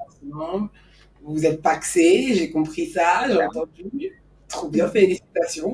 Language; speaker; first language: French; native; French